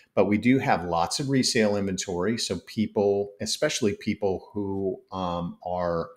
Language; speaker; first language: English; native; English